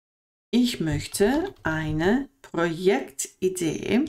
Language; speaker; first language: German; non-native, fluent; Bosnian